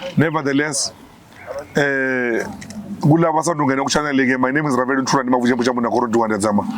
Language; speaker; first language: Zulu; non-native, local second language; Venda